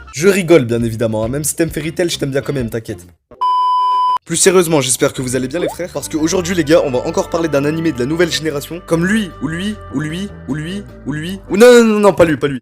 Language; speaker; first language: French; native; French